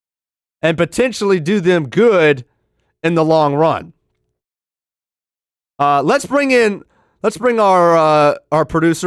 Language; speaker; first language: English; native; English